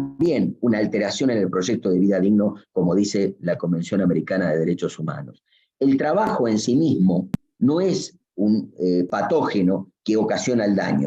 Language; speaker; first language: Spanish; native; Spanish